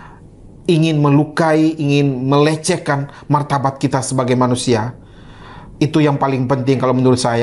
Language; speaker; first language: Indonesian; native; Indonesian